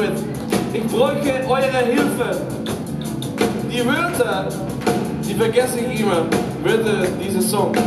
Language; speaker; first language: German; non-native, learner; Dutch